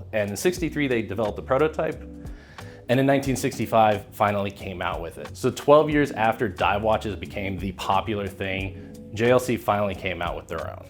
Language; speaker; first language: English; native; English